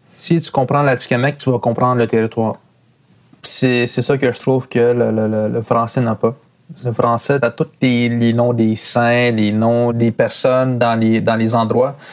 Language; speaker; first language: French; non-native, local second language; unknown